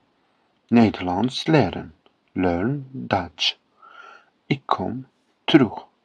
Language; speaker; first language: Dutch; non-native, learner; Kurdish